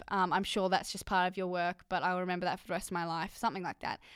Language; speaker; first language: English; native; English